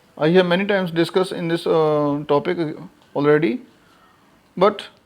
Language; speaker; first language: English; non-native, local second language; Punjabi